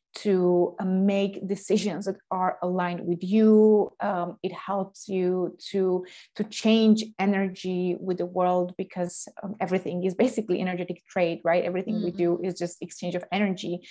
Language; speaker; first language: English; non-native, fluent; Slovak